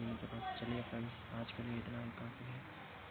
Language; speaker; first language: Hindi; native; Hindi